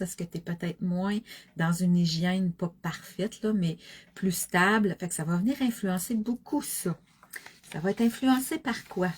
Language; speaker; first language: French; native; French